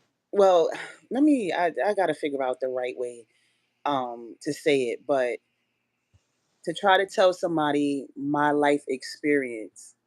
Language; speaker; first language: English; native; English